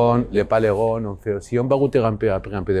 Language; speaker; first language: French; non-native, learner; Basque